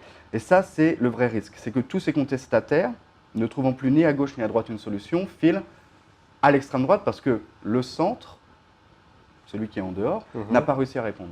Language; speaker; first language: French; native; French